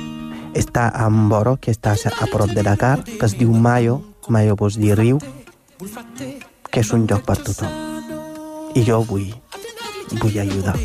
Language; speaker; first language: Catalan; non-native, fluent; Wolof